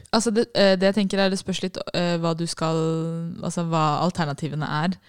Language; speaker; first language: Norwegian; native; Norwegian